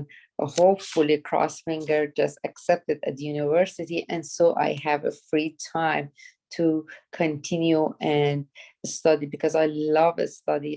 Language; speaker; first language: English; non-native, learner; Persian